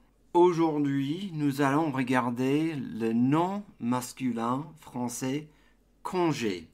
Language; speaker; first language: French; non-native, fluent; English